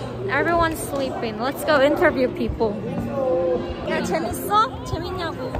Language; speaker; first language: English; early bilingual, other home language; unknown